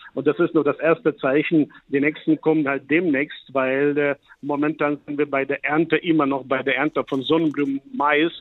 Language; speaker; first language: German; non-native, fluent; Ukrainian